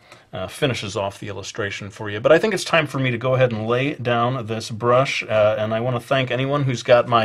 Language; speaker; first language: English; native; English